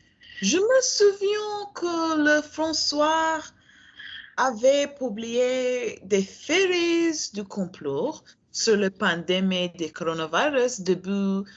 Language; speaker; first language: French; non-native, learner; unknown